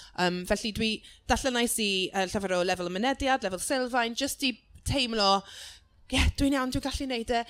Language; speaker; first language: Welsh; non-native, local second language; English